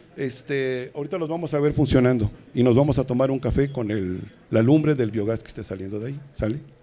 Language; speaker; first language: Spanish; native; Spanish